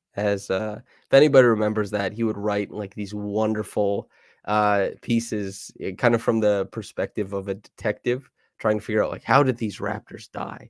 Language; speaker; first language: English; native; English